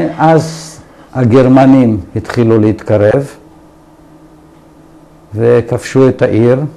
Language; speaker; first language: Hebrew; early bilingual, other home language; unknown